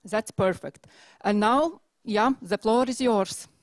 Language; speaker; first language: English; non-native, fluent; Latvian